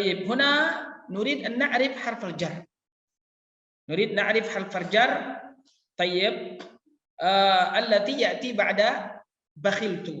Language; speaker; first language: Arabic; non-native, fluent; Indonesian